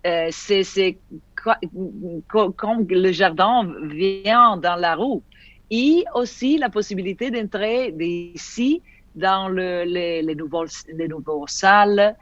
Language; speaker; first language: French; non-native, fluent; Italian